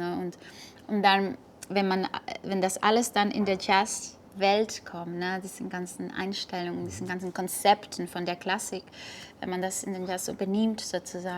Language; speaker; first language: German; non-native, fluent; Spanish